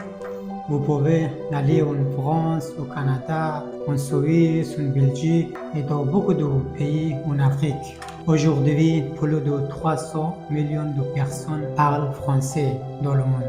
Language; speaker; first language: French; non-native, fluent; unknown